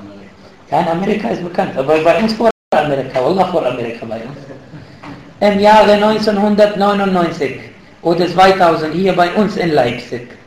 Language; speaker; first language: German; non-native, fluent; Arabic